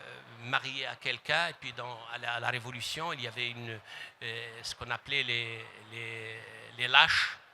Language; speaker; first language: French; non-native, local second language; Arabic